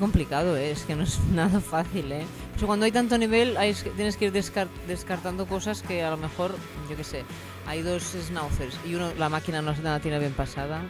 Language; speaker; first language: Spanish; native; Spanish